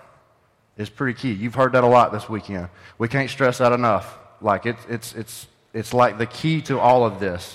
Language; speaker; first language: English; native; English